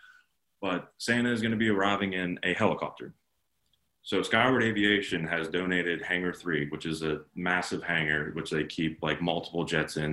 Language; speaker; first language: English; native; English